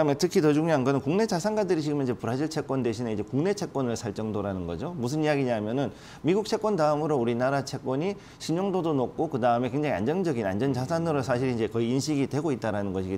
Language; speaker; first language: Korean; native; Korean